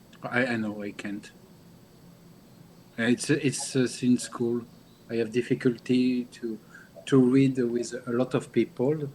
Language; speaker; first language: English; non-native, learner; French